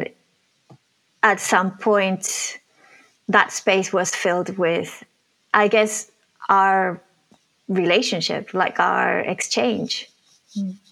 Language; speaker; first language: English; non-native, fluent; Spanish